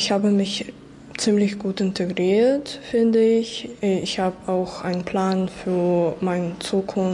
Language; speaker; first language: German; non-native, fluent; Ukrainian